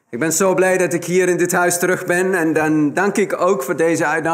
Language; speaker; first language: Dutch; non-native, fluent; Spanish